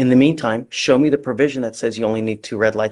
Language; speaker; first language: English; native; English